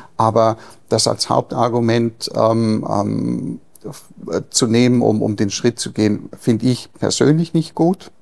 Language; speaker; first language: German; native; German